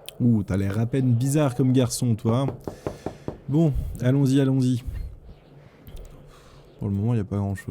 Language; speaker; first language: French; native; French